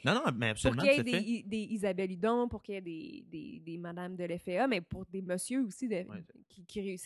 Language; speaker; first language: French; native; French